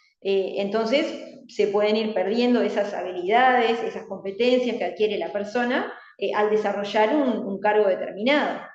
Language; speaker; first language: Spanish; native; Spanish